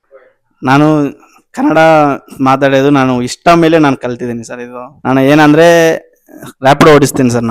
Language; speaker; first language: Kannada; non-native, local second language; Telugu